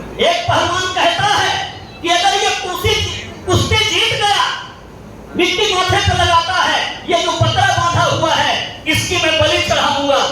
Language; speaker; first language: Hindi; native; Hindi